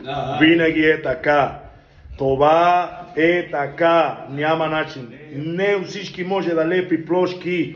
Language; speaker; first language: Bulgarian; non-native, learner; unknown